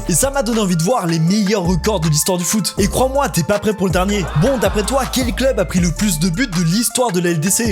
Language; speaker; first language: French; native; French